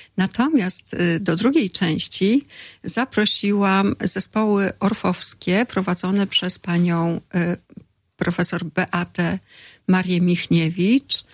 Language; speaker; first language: Polish; native; Polish